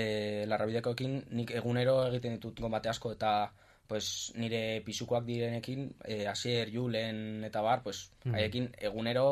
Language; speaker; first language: Basque; non-native, local second language; Spanish